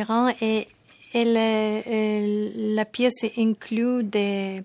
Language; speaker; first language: French; non-native, fluent; Tajik